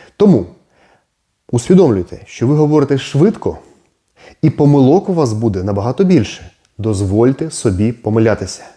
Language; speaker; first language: Ukrainian; non-native, local second language; Russian